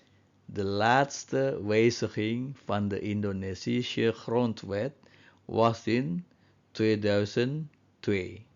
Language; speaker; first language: Dutch; non-native, fluent; Indonesian